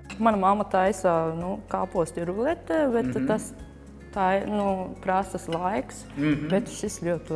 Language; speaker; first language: Latvian; non-native, learner; Japanese